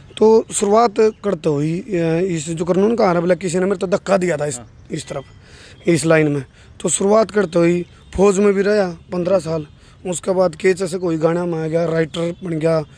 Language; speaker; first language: Hindi; native; Hindi